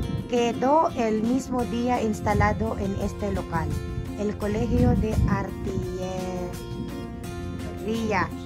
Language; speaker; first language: Spanish; non-native, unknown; Filipino